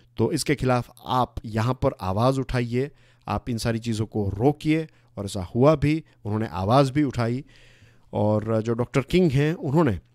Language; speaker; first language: Hindi; non-native, local second language; Gujarati